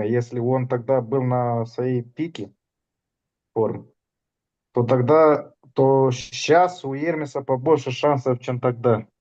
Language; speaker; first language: Russian; non-native, fluent; Romanian